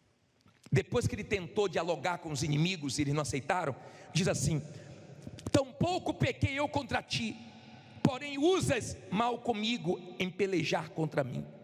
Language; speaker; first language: Portuguese; native; Portuguese